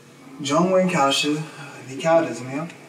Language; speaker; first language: Chinese; non-native, learner; English